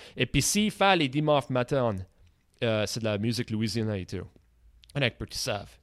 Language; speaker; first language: French; native; French